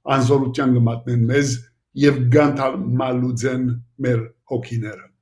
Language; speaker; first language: Armenian; early bilingual, heritage; Armenian